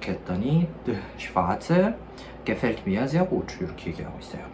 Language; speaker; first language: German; non-native, fluent; Korean